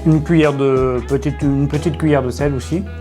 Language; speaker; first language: French; native; French